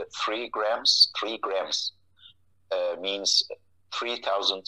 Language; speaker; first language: English; non-native, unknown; Turkish